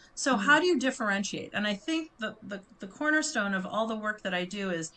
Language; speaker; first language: English; native; English